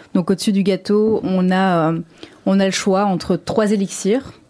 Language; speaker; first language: French; native; French